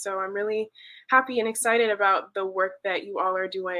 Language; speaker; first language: English; native; English